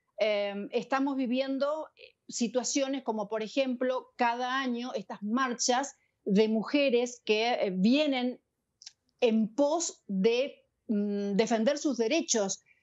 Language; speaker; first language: Spanish; native; Spanish